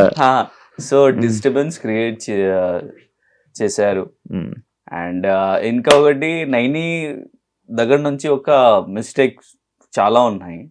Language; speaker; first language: Telugu; non-native, learner; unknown